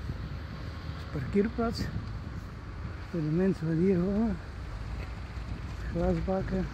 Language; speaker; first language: Dutch; non-native, learner; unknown